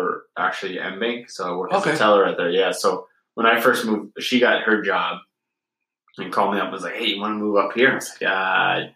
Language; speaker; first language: English; native; English